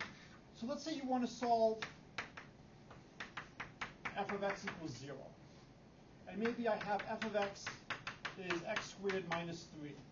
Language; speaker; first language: English; native; English